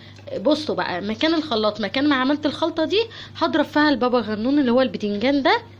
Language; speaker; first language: Arabic; native; Arabic